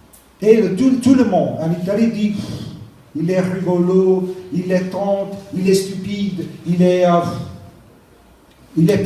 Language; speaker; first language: French; non-native, learner; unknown